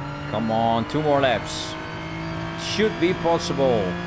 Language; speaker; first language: English; non-native, fluent; Dutch